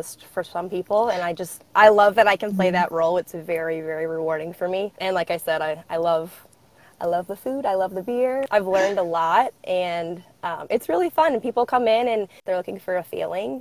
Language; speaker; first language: English; native; English